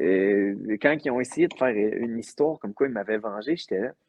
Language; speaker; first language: French; native; French